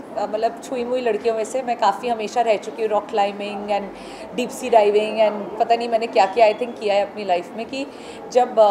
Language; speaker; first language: Hindi; native; Hindi